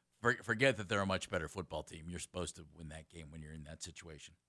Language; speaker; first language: English; native; English